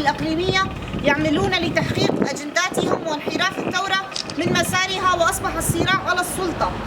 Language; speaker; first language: Arabic; non-native, local second language; Kurdish